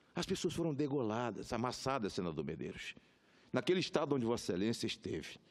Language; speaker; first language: Portuguese; native; Portuguese